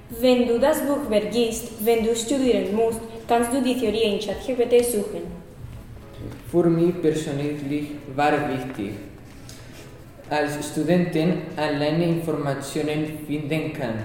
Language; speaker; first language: German; non-native, learner; Spanish